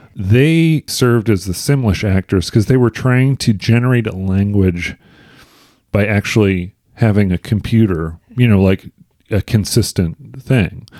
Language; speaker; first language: English; native; English